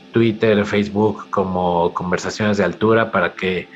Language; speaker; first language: English; non-native, fluent; Spanish